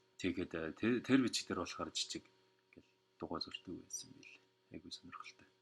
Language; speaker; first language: Mongolian; non-native, fluent; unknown